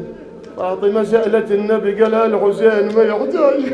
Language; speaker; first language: Arabic; native; Arabic